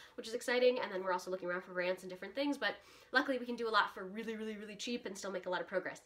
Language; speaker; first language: English; early bilingual, other home language; Russian